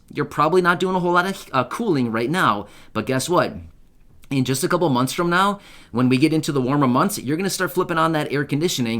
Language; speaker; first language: English; native; English